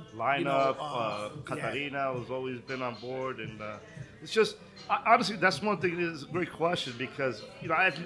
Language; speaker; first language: English; native; English